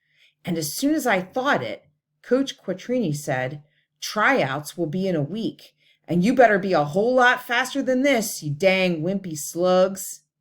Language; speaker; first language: English; native; English